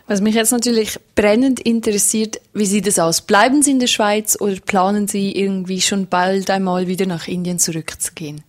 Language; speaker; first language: German; native; German